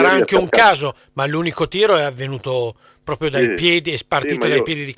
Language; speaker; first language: Italian; native; Italian